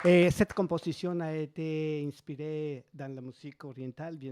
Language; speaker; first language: French; non-native, learner; Spanish